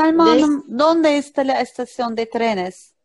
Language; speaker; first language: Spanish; non-native, learner; Turkish